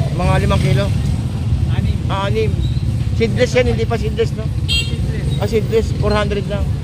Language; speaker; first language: Filipino; native; Filipino